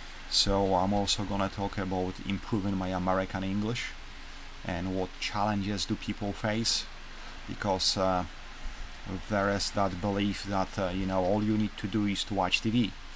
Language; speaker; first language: English; non-native, fluent; Polish